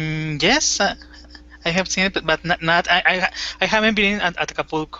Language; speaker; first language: English; non-native, fluent; Spanish